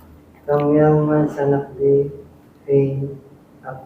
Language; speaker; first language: Arabic; non-native, learner; Filipino